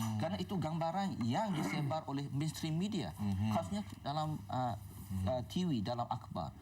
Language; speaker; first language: Malay; native; Malay